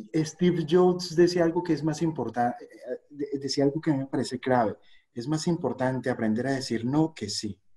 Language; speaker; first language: Spanish; native; Spanish